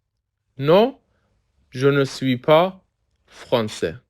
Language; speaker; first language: French; non-native, fluent; Persian